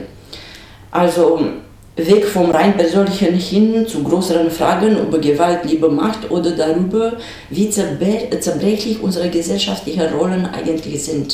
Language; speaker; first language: German; non-native, fluent; Romanian